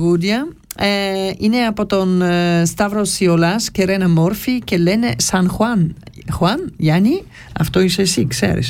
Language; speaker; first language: Greek; non-native, learner; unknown